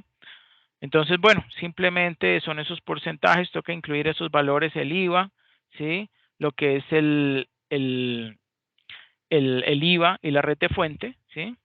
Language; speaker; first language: Spanish; native; Spanish